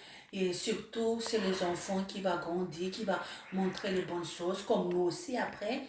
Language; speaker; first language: French; non-native, local second language; Malagasy